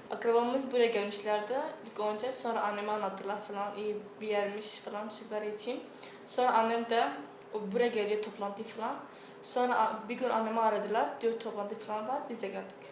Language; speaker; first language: Turkish; early bilingual, other home language; Arabic